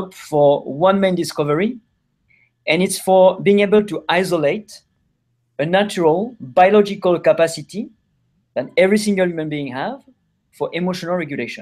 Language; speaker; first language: English; non-native, fluent; French